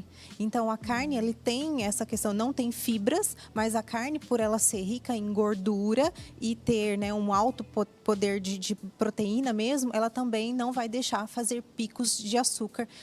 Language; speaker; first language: Portuguese; native; Portuguese